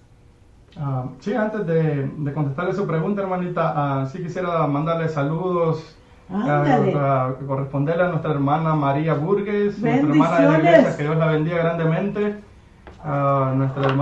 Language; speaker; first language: Spanish; native; Spanish